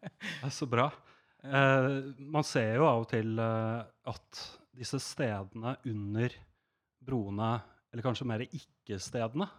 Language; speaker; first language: Norwegian; native; Norwegian